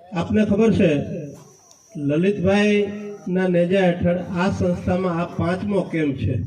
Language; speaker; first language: Gujarati; native; Gujarati